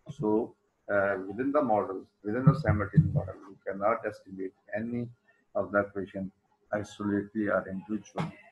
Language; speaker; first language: English; non-native, local second language; Urdu